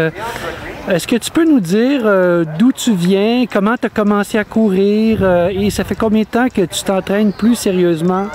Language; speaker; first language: French; native; French